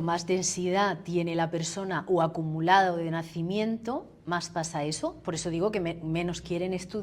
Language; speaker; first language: Spanish; native; Spanish